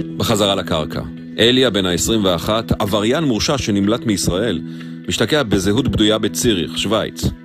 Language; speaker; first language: Hebrew; native; Hebrew